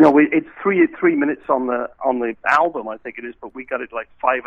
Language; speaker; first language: English; native; English